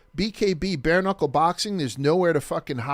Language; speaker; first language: English; native; English